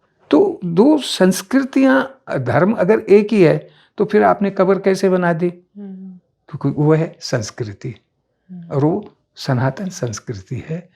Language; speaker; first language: Hindi; native; Hindi